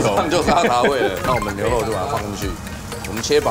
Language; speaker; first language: Chinese; native; Chinese